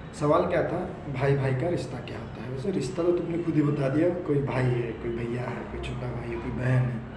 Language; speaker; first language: Hindi; native; Hindi